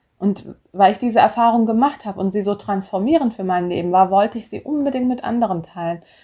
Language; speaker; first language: German; early bilingual, other home language; Turkish